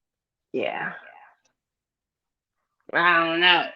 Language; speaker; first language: English; native; English